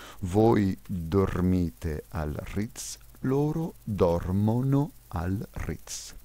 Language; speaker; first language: Italian; non-native, fluent; French